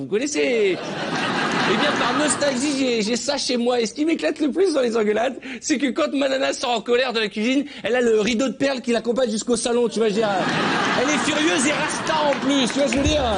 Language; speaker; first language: French; native; French